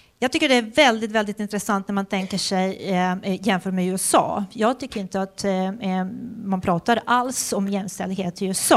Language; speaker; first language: Swedish; non-native, fluent; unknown